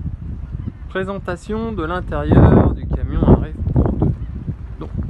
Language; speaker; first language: French; native; French